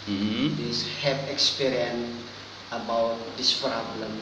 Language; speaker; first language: English; non-native, learner; Indonesian